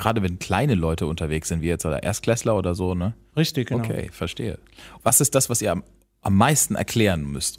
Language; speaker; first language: German; native; German